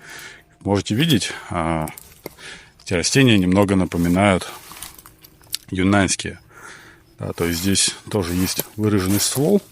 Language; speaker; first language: Russian; native; Russian